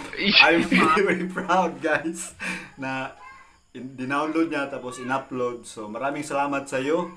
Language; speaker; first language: Filipino; non-native, local second language; Cebuano